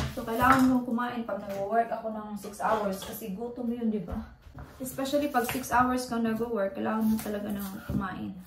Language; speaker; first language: Filipino; native; Filipino